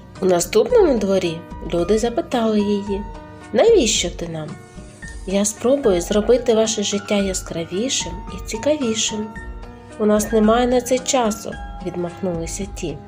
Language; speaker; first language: Ukrainian; native; Ukrainian